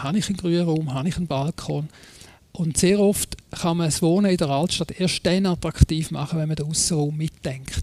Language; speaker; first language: German; native; German